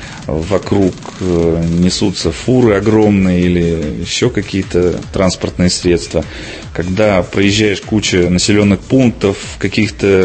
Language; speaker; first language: Russian; native; Russian